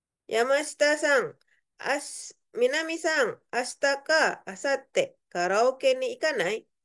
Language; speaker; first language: Japanese; non-native, fluent; Indonesian